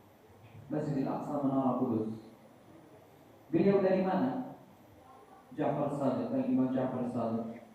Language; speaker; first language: Indonesian; non-native, fluent; Arabic